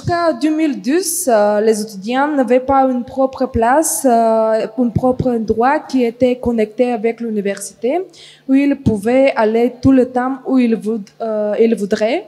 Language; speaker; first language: French; non-native, fluent; Bulgarian